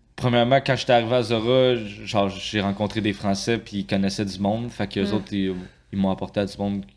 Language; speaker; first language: French; native; French